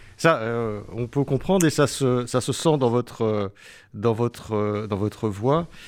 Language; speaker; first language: French; native; French